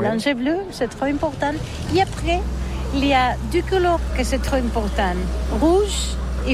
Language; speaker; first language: French; non-native, learner; Catalan